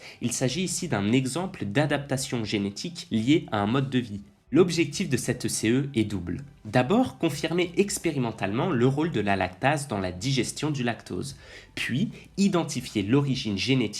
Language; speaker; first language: French; native; French